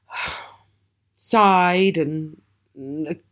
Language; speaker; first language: English; native; English